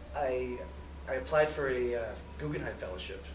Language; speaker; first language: English; native; English